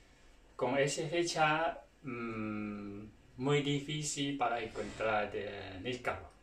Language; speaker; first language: Spanish; non-native, learner; Chinese